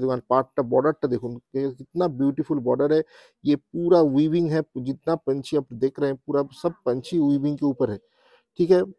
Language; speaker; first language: Hindi; non-native, local second language; Bangla